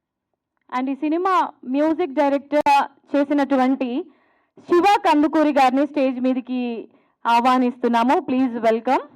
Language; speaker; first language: Telugu; native; Telugu